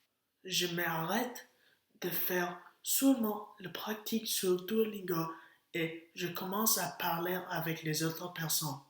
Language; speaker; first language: French; non-native, learner; English